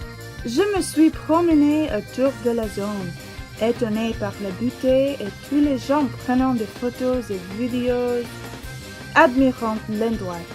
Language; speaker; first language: French; non-native, learner; English